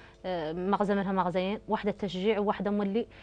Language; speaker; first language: Arabic; native; Arabic